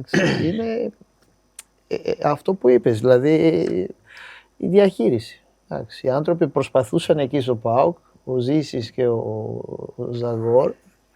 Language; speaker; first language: Greek; non-native, fluent; Portuguese